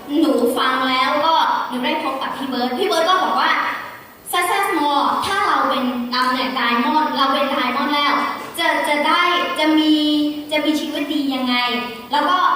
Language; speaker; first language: Thai; non-native, fluent; Burmese